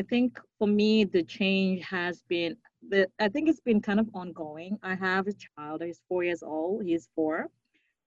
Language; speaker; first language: English; non-native, local second language; Shona